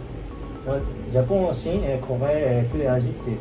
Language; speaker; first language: French; non-native, learner; Japanese